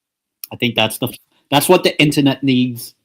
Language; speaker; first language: English; native; English